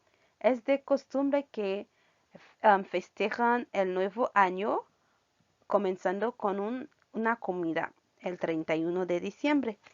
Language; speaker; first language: Spanish; non-native, fluent; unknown